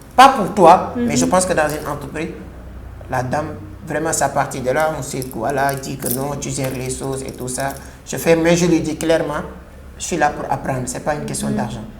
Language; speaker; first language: French; non-native, local second language; Wolof